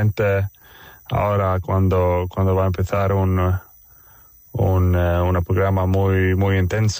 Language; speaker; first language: Spanish; non-native, fluent; Swedish